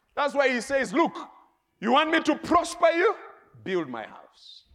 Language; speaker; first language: English; non-native, local second language; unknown